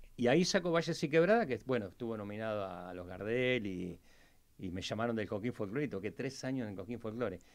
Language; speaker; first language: Spanish; native; Spanish